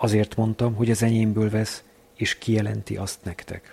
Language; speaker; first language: Hungarian; native; Hungarian